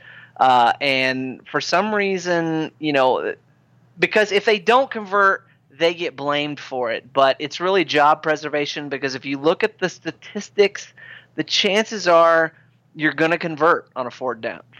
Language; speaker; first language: English; native; English